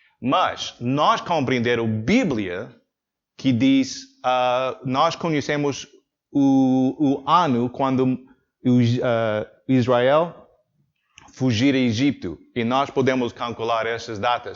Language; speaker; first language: Portuguese; non-native, learner; English